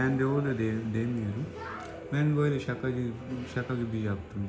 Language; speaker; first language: Turkish; non-native, learner; Urdu